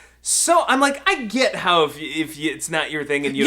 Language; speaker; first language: English; native; English